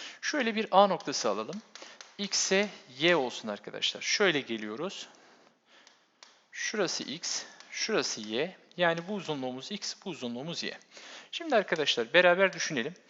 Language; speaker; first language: Turkish; native; Turkish